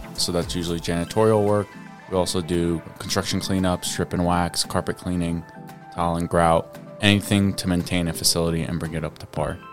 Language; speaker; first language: English; early bilingual, other home language; Arabic